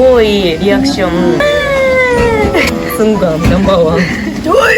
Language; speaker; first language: Korean; non-native, learner; Japanese